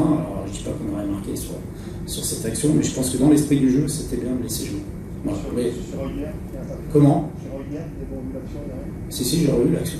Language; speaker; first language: French; native; French